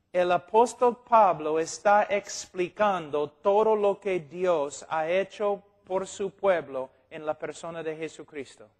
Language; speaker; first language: Spanish; non-native, fluent; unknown